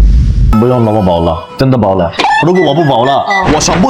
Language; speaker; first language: Chinese; non-native, learner; Korean